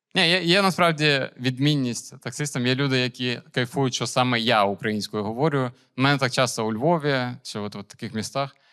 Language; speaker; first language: Ukrainian; non-native, local second language; Russian